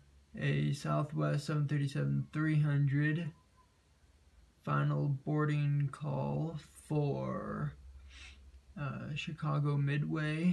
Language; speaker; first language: English; native; English